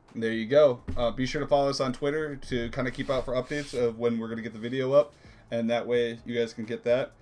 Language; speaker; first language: English; native; English